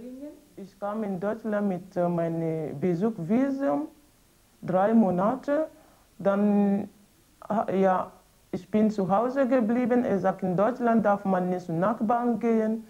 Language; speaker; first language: German; non-native, learner; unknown